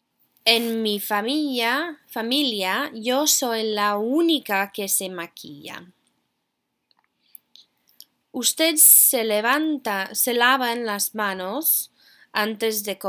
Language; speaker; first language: Spanish; non-native, fluent; English